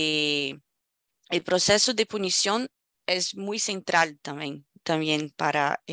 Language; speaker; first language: Spanish; non-native, fluent; Portuguese